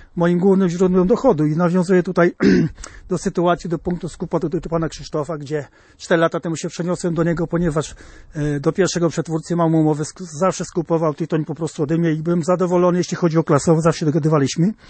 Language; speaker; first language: Polish; native; Polish